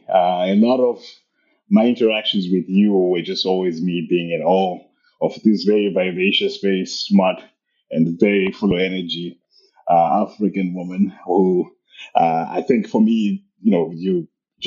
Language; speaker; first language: English; non-native, local second language; Shona